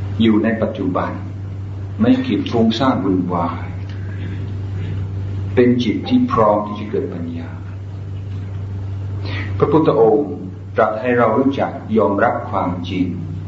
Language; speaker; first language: Thai; non-native, fluent; English